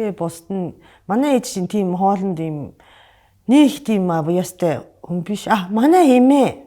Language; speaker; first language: Mongolian; non-native, fluent; Japanese